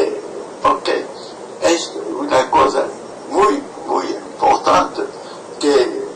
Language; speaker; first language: Spanish; non-native, fluent; French